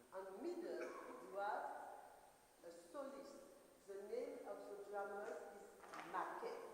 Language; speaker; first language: English; non-native, learner; French